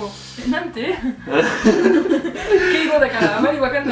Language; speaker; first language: Japanese; non-native, learner; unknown